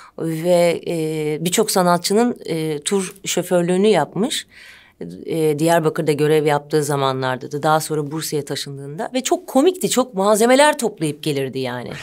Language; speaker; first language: Turkish; native; Turkish